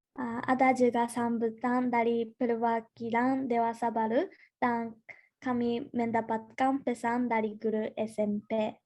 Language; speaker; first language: Indonesian; non-native, learner; Japanese